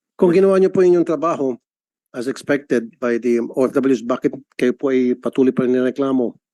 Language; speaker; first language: Filipino; native; Filipino